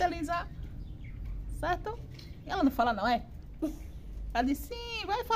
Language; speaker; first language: Portuguese; native; Portuguese